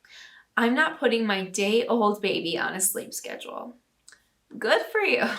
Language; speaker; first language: English; native; English